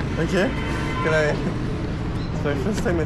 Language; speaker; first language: English; non-native, learner; French